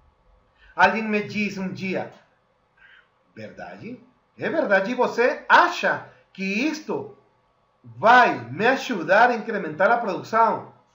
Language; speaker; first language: Portuguese; non-native, fluent; Spanish